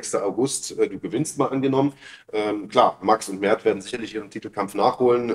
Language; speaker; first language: German; native; German